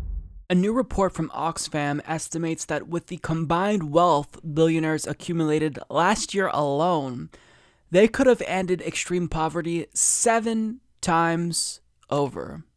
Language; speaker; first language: English; native; English